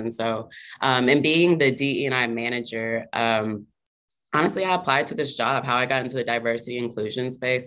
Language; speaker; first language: English; native; English